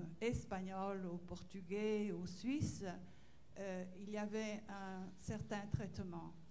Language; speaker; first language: French; non-native, fluent; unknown